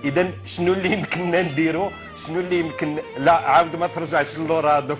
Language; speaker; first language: Arabic; native; Arabic